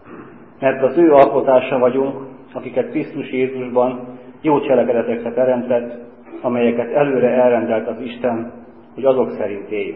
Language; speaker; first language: Hungarian; non-native, fluent; English